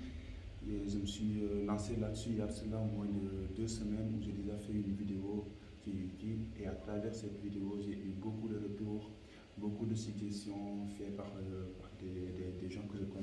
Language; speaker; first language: French; non-native, local second language; Wolof